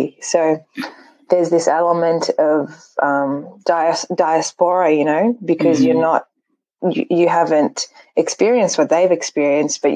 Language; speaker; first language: English; early bilingual, other home language; Persian